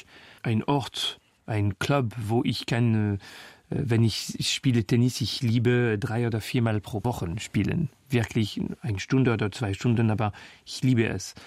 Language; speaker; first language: German; non-native, fluent; French